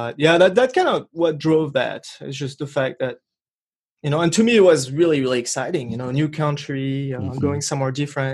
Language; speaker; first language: English; non-native, fluent; French